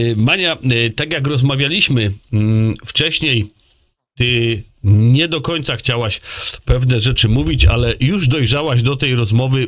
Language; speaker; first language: Polish; native; Polish